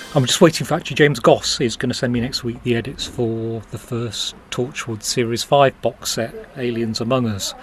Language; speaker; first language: English; early bilingual, other home language; Hindi